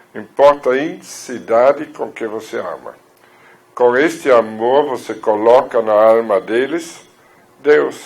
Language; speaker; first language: Portuguese; non-native, fluent; German